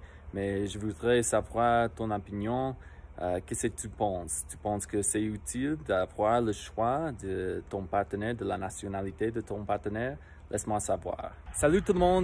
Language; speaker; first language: French; non-native, fluent; English